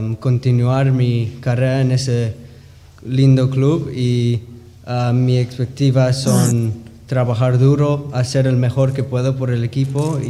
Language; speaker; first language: Spanish; early bilingual, heritage; English